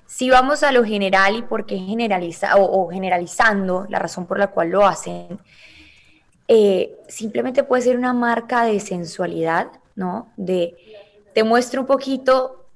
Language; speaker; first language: Spanish; native; Spanish